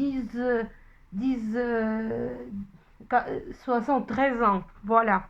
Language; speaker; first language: French; non-native, fluent; Russian